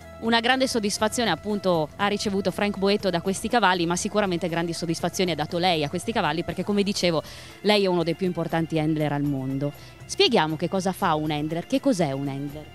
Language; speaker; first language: Italian; native; Italian